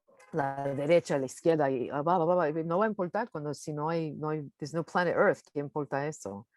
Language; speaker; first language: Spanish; early bilingual, heritage; English